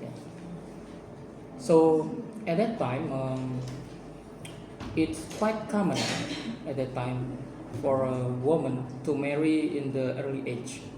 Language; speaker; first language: English; non-native, fluent; Indonesian